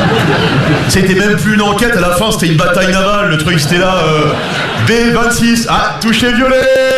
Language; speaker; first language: French; native; French